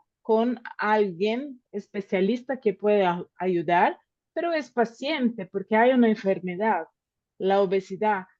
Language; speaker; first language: Spanish; non-native, fluent; Portuguese